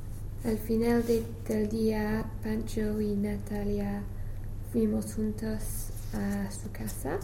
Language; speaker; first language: Spanish; non-native, learner; English